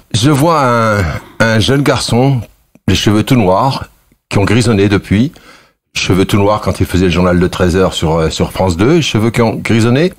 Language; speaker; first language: French; early bilingual, other home language; Kabyle